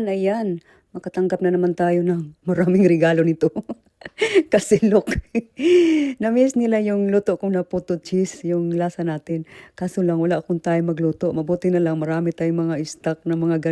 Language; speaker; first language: Filipino; native; Filipino